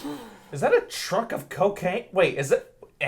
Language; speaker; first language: English; native; English